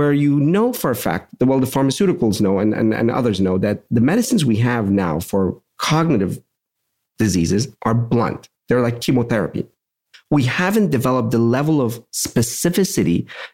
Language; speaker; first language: English; native; English